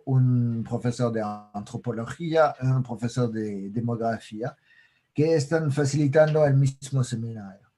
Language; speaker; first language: Spanish; non-native, fluent; French